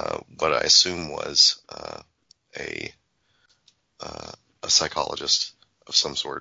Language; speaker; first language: English; native; English